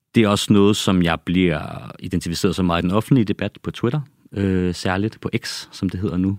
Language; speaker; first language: Danish; native; Danish